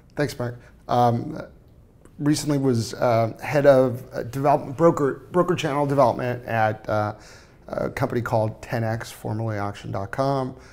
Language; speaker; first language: English; native; English